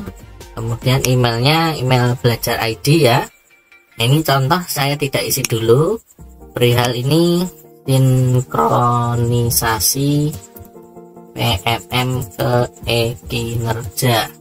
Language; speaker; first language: Indonesian; native; Indonesian